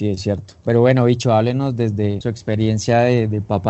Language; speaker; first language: Spanish; native; Spanish